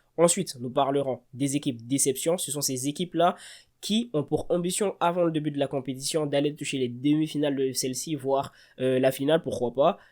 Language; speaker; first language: French; early bilingual, other home language; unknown